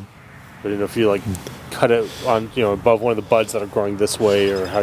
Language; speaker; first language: English; native; English